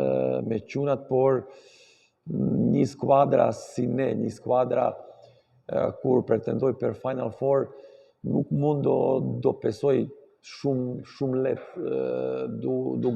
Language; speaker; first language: Albanian; non-native, learner; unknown